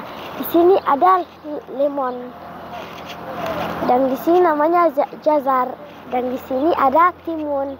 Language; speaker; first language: Indonesian; early bilingual, heritage; Indonesian